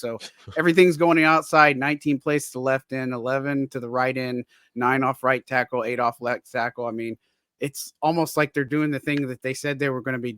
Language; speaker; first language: English; native; English